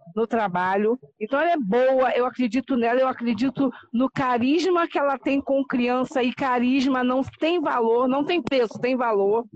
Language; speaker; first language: Portuguese; native; Portuguese